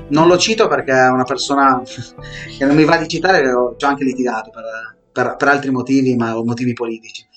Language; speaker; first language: Italian; native; Italian